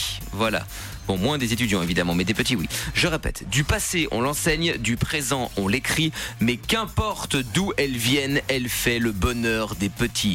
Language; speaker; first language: French; native; French